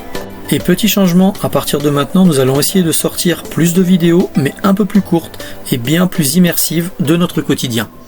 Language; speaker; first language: French; native; French